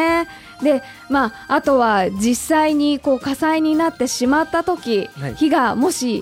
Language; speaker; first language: Japanese; native; Japanese